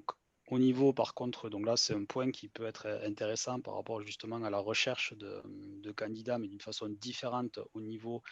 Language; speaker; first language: French; native; French